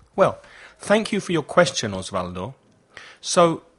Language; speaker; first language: English; native; English